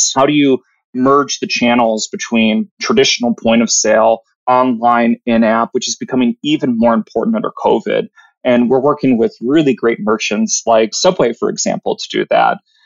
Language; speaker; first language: English; native; English